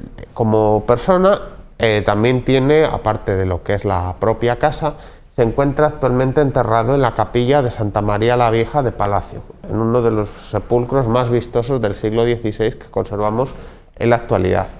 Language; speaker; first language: Spanish; native; Spanish